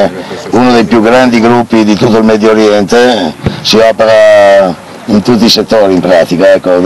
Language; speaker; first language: Italian; native; Italian